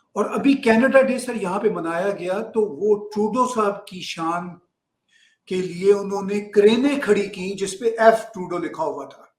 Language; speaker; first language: Urdu; non-native, local second language; Punjabi